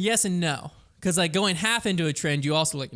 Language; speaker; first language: English; native; English